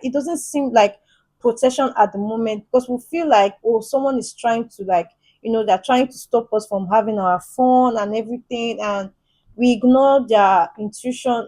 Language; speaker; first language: English; native; English